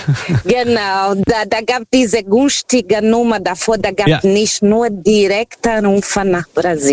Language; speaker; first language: German; non-native, fluent; Portuguese